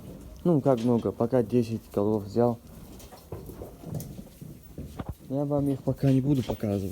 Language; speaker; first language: Russian; non-native, local second language; Ossetic